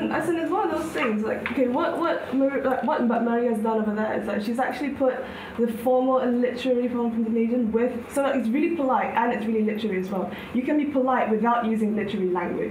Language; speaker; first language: English; non-native, fluent; Indonesian